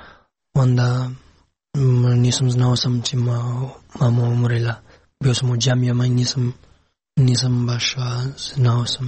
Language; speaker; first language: Serbian; non-native, learner; Pashto